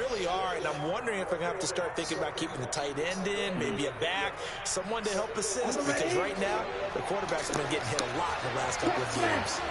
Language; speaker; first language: English; native; English